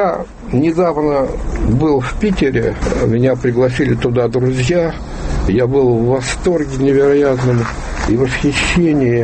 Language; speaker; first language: Russian; native; Russian